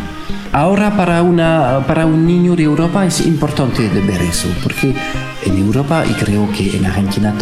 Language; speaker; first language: Spanish; non-native, fluent; French